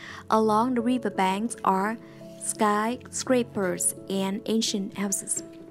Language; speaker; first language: English; non-native, fluent; Vietnamese